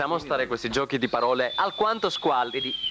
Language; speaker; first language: Italian; native; Italian